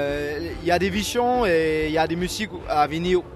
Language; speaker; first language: French; non-native, learner; Danish